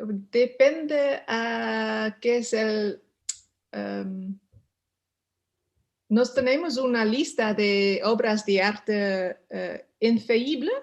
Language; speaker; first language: Spanish; non-native, learner; Dutch